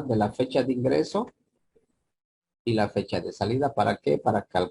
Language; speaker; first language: Spanish; native; Spanish